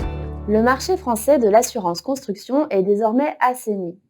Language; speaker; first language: French; native; French